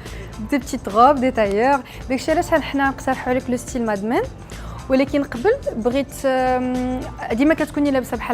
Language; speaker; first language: Arabic; native; Arabic